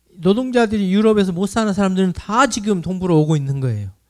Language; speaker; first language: Korean; native; Korean